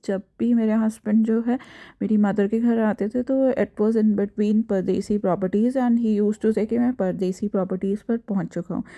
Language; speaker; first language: Hindi; native; Hindi